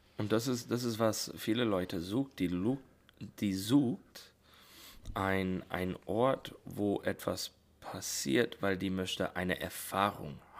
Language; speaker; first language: German; non-native, learner; English